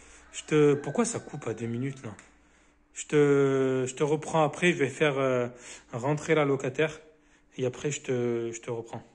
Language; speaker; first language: French; native; French